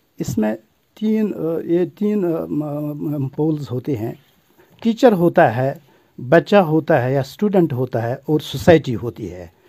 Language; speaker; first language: Hindi; non-native, local second language; Kashmiri